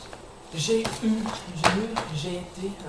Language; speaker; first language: French; non-native, learner; English